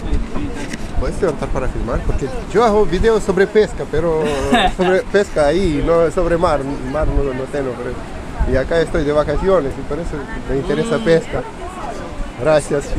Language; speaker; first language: Spanish; non-native, fluent; Russian